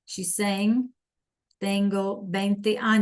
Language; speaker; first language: Spanish; non-native, fluent; English